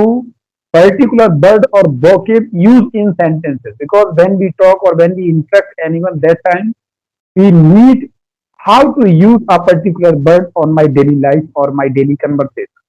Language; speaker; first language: English; non-native, learner; Hindi